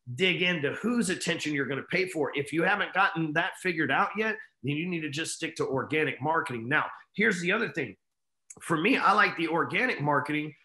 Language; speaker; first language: English; native; English